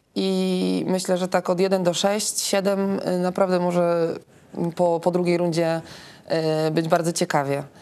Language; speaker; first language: Polish; native; Polish